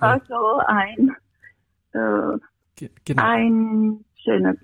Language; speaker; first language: German; non-native, fluent; Romanian